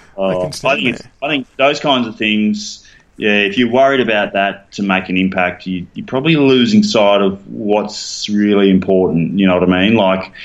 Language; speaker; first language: English; native; English